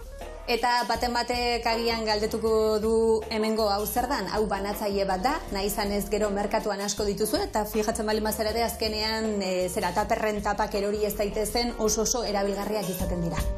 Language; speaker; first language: Basque; native; Basque